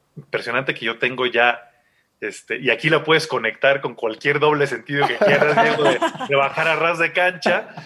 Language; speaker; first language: Spanish; native; Spanish